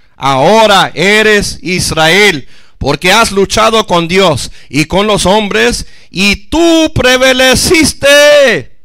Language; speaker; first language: Spanish; non-native, fluent; English